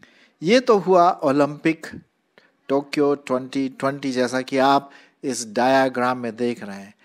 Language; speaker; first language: Hindi; non-native, local second language; Marathi